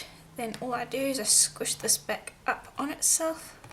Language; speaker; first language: English; native; English